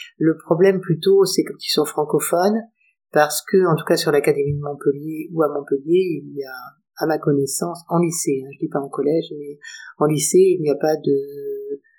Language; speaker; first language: French; native; French